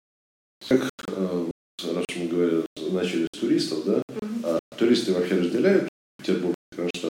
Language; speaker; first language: Russian; native; Russian